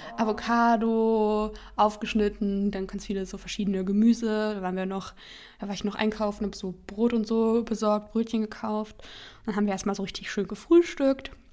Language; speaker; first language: German; native; German